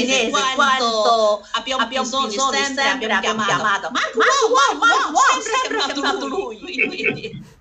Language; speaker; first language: Italian; non-native, learner; Chinese